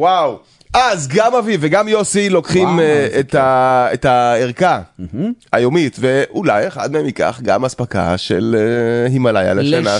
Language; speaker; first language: Hebrew; native; Hebrew